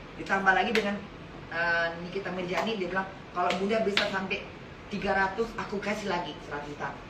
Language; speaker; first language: Indonesian; native; Indonesian